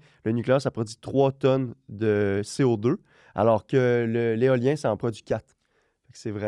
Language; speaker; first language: French; native; French